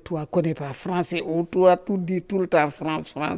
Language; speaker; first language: French; non-native, learner; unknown